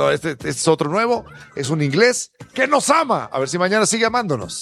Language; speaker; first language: Spanish; native; Spanish